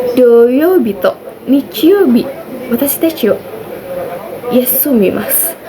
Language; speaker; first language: Japanese; non-native, learner; Indonesian